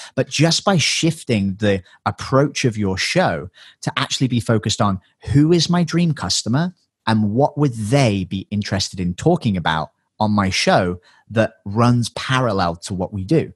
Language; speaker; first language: English; native; English